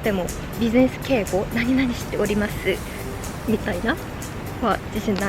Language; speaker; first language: Japanese; non-native, fluent; Korean